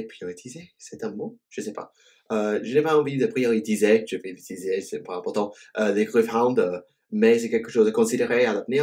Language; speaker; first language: French; non-native, fluent; English